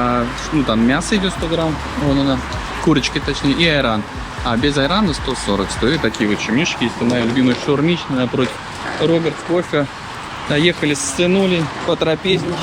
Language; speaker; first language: Russian; native; Russian